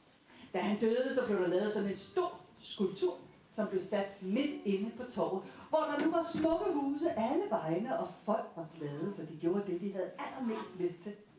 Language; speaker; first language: Danish; native; Danish